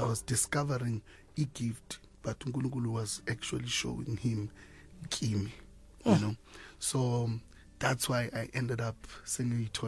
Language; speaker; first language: English; non-native, local second language; Zulu